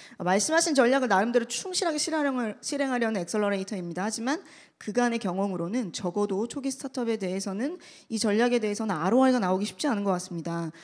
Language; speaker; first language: Korean; native; Korean